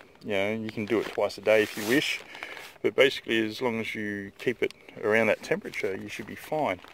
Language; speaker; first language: English; native; English